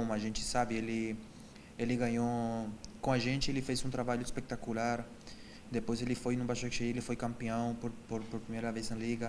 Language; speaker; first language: Portuguese; non-native, fluent; Spanish